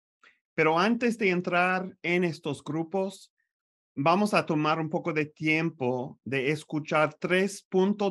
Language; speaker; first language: Spanish; non-native, fluent; French